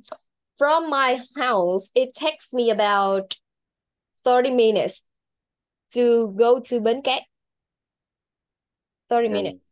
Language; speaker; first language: English; non-native, learner; Vietnamese